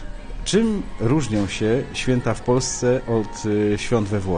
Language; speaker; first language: Polish; native; Polish